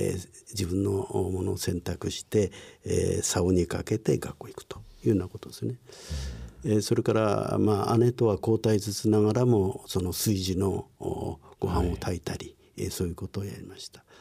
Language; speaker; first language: Japanese; native; Japanese